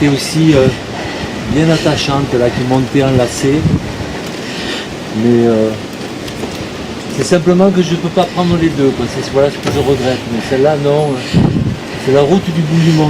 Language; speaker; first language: French; native; French